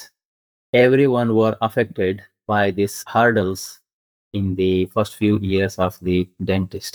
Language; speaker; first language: English; non-native, local second language; Kannada